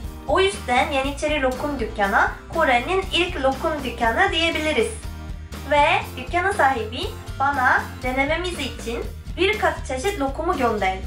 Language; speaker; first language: Turkish; non-native, fluent; Korean